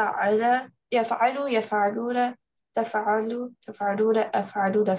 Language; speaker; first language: Arabic; non-native, learner; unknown